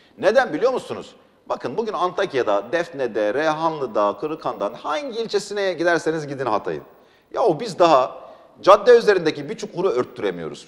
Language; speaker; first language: Turkish; non-native, local second language; Arabic